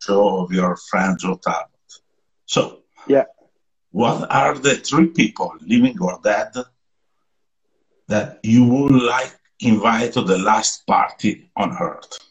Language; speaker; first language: English; non-native, learner; Italian